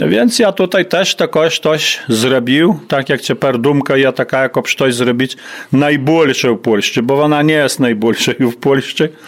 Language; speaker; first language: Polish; non-native, local second language; Ukrainian